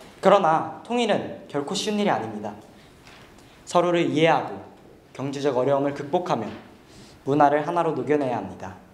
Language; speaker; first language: Korean; early bilingual, heritage; Korean